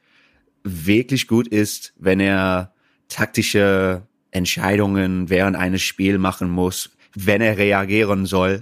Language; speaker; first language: German; non-native, fluent; English